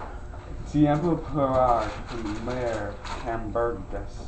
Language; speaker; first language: Spanish; non-native, learner; English